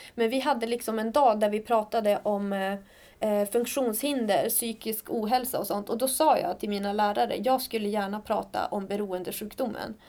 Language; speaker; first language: Swedish; native; Swedish